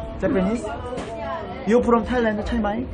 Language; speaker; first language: English; non-native, learner; Korean